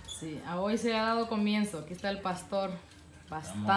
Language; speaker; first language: Spanish; native; Spanish